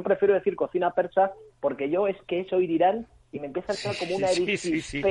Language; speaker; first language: Spanish; native; Spanish